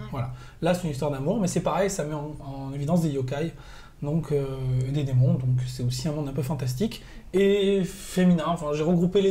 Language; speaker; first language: French; native; French